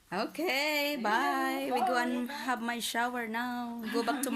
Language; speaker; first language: English; non-native, local second language; Filipino